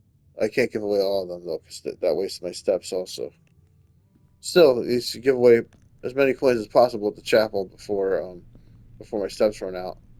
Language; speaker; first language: English; native; English